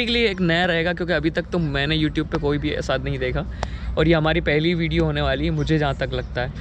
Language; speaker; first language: Hindi; native; Hindi